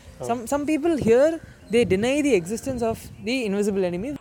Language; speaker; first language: English; non-native, local second language; Tamil